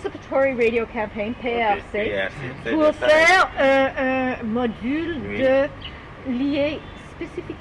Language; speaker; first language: French; non-native, learner; English